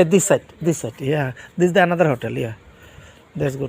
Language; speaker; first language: English; non-native, local second language; Bangla